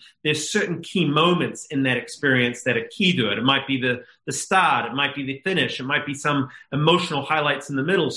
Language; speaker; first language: English; native; English